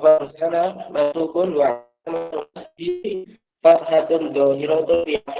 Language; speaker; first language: Arabic; non-native, learner; Indonesian